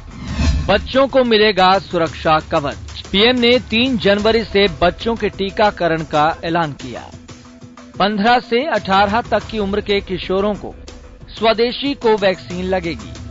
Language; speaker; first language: Hindi; native; Hindi